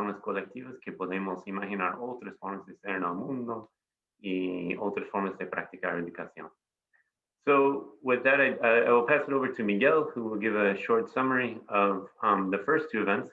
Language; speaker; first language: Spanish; non-native, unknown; English